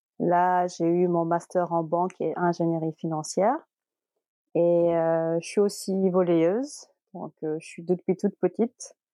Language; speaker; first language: French; non-native, local second language; Wolof